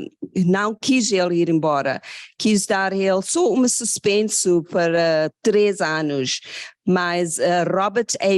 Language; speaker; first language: Portuguese; non-native, fluent; English